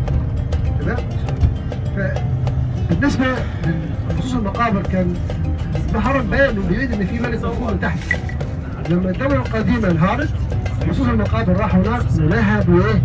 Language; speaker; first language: Arabic; native; Arabic